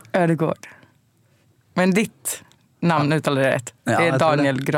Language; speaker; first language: Swedish; native; Swedish